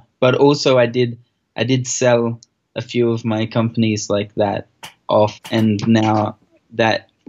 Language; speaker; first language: English; native; English